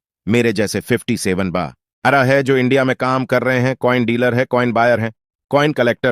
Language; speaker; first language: Hindi; native; Hindi